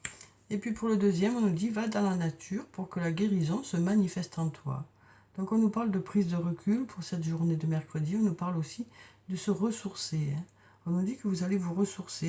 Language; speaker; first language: French; native; French